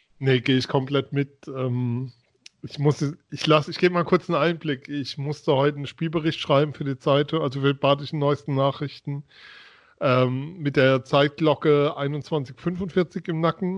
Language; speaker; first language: German; native; German